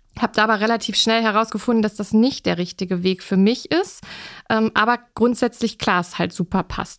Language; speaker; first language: German; native; German